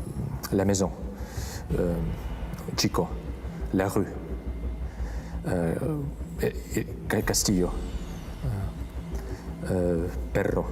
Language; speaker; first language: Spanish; non-native, fluent; Russian